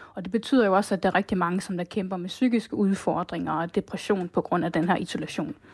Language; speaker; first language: Danish; native; Danish